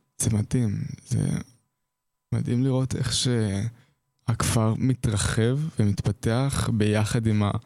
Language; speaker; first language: Hebrew; native; Hebrew